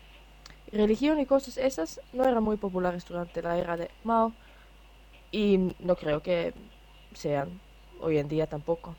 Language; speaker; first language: Spanish; non-native, fluent; Finnish